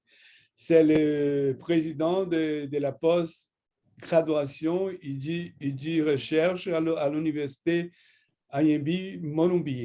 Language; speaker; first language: French; non-native, fluent; Portuguese